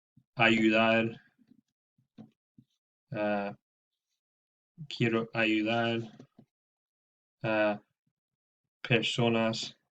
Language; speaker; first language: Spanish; non-native, fluent; English